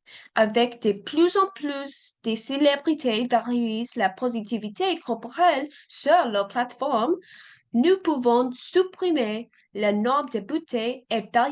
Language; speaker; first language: French; non-native, learner; English